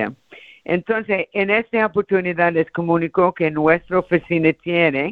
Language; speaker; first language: Spanish; early bilingual, heritage; Spanish